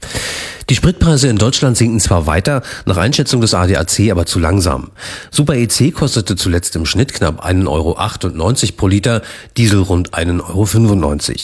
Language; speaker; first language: German; native; German